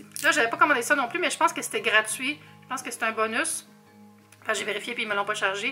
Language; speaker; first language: French; native; French